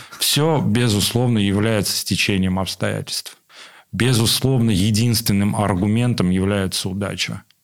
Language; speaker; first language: Russian; non-native, local second language; Armenian